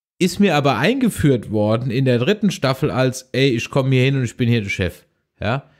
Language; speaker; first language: German; native; German